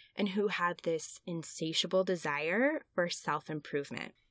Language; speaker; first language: English; native; English